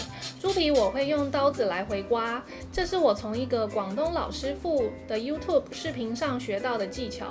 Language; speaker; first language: Chinese; native; Chinese